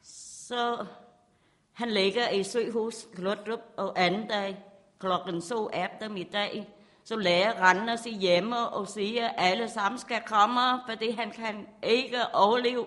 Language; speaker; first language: Danish; non-native, learner; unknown